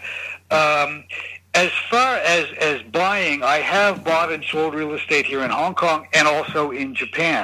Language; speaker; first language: English; native; English